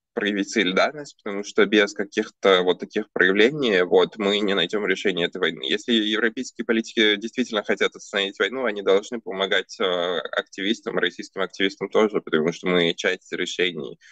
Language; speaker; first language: Russian; early bilingual, other home language; Armenian